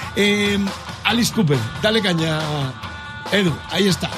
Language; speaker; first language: Spanish; native; Spanish